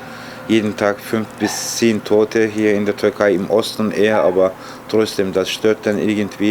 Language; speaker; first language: German; non-native, fluent; Turkish